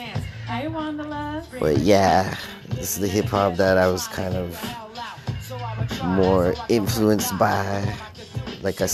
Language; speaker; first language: English; native; English